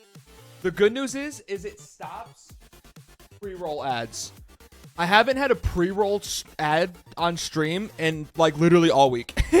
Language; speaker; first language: English; native; English